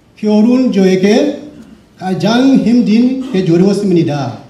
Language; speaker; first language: Korean; non-native, learner; Shona